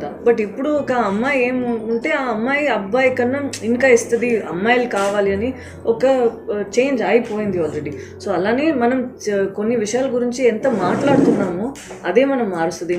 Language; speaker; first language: Telugu; non-native, fluent; Tamil